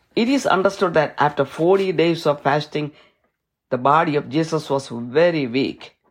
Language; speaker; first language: English; non-native, local second language; Malayalam